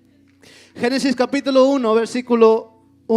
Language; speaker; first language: Spanish; native; Spanish